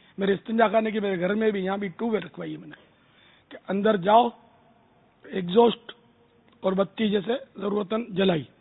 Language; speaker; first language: Urdu; non-native, local second language; Memoni